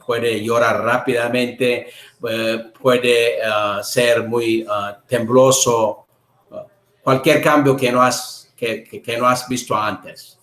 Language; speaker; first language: Spanish; non-native, learner; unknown